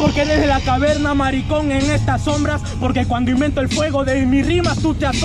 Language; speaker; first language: Spanish; native; Spanish